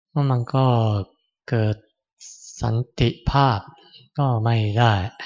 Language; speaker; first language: Thai; non-native, fluent; Japanese